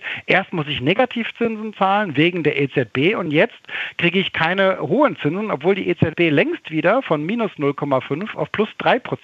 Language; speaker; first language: German; native; German